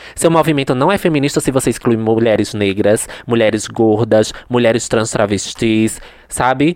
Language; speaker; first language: Portuguese; native; Portuguese